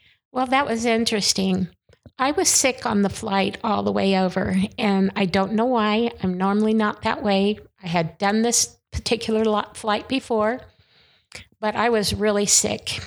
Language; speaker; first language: English; native; English